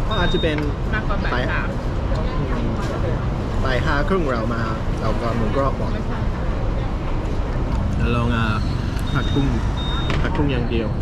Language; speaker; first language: Thai; non-native, fluent; English